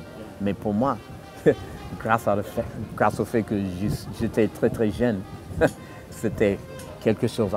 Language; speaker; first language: French; non-native, fluent; English